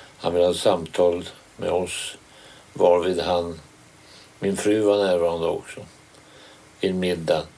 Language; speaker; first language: Swedish; native; Swedish